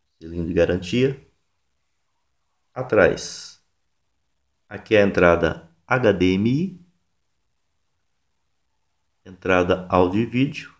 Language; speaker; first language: Portuguese; native; Portuguese